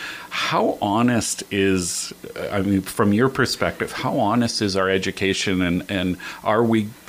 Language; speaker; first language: English; native; English